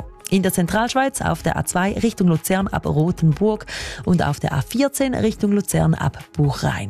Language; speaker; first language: German; native; German